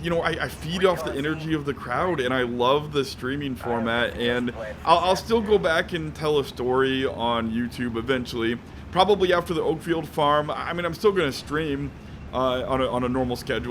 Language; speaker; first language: English; native; English